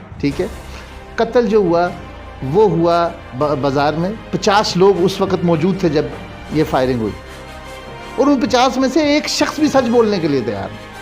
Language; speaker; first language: Urdu; non-native, local second language; Pahari-Potwari